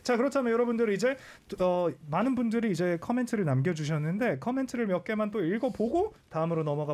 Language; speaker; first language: Korean; native; Korean